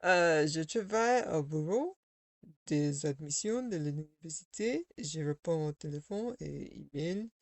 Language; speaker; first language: French; non-native, learner; English